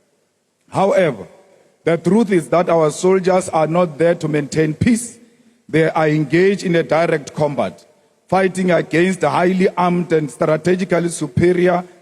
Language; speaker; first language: English; non-native, local second language; Northern Sotho